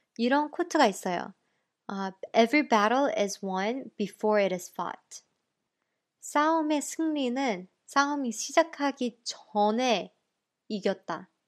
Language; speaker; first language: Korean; early bilingual, heritage; Korean